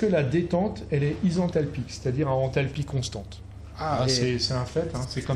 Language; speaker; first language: French; native; French